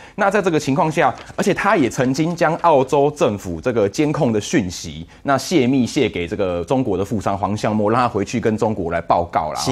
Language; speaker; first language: Chinese; native; Chinese